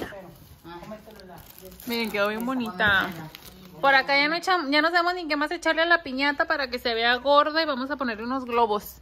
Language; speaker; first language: Spanish; native; Spanish